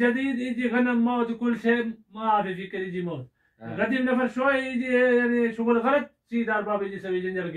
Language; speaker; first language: Arabic; non-native, learner; Punjabi